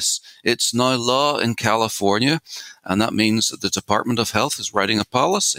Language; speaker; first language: English; native; English